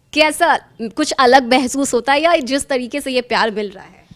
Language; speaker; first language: Hindi; native; Hindi